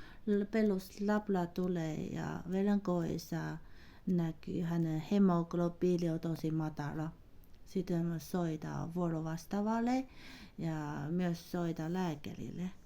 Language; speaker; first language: Finnish; non-native, learner; Chinese